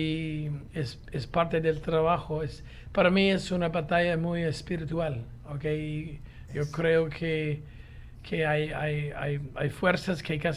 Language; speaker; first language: Spanish; non-native, fluent; English